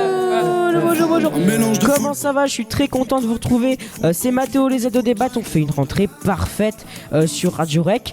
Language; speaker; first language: French; native; French